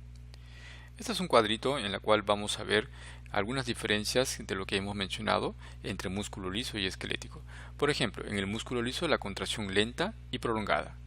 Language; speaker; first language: Spanish; native; Spanish